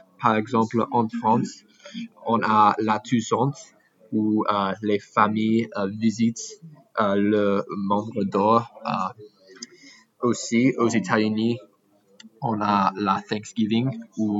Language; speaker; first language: French; non-native, learner; English